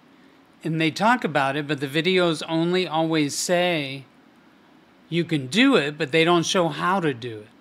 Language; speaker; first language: English; native; English